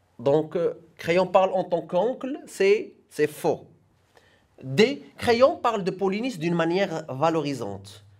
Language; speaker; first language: French; non-native, local second language; Arabic